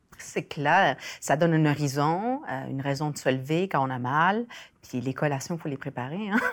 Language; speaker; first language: French; early bilingual, other home language; Spanish